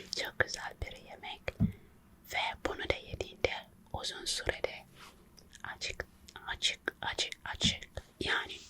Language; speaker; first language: Turkish; non-native, local second language; English